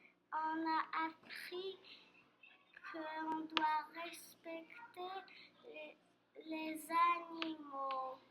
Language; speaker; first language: French; non-native, learner; Portuguese